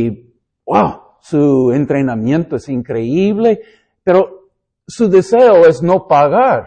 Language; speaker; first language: Spanish; non-native, fluent; English